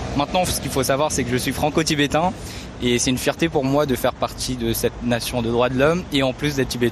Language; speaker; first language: French; early bilingual, other home language; Tibetan